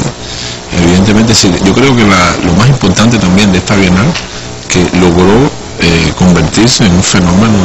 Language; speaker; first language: Spanish; native; Spanish